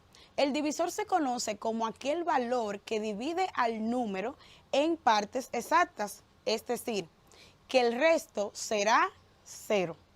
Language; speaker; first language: Spanish; native; Spanish